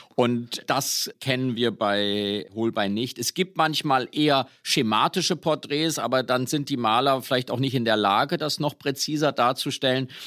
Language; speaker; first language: German; native; German